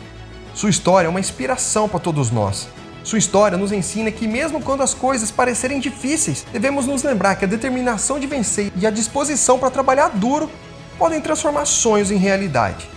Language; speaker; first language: Portuguese; native; Portuguese